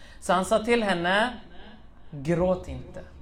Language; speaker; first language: Swedish; early bilingual, other home language; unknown